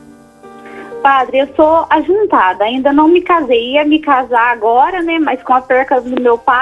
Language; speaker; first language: Portuguese; native; Portuguese